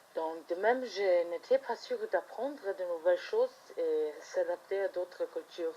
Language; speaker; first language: French; non-native, fluent; German